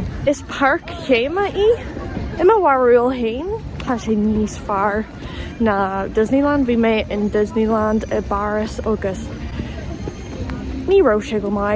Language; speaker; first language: Irish; non-native, local second language; English